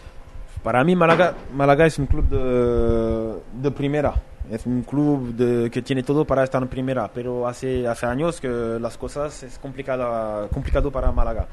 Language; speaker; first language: Spanish; non-native, fluent; French